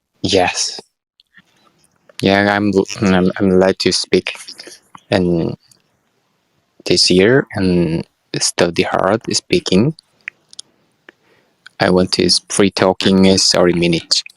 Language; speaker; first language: English; non-native, learner; Korean